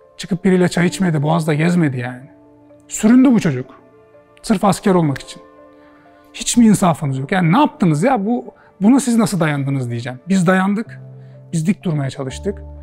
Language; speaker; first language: Turkish; native; Turkish